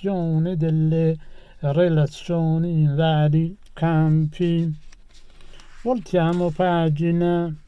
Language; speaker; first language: Italian; non-native, fluent; Persian